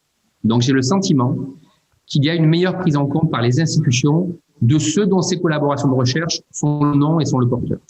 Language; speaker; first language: French; native; French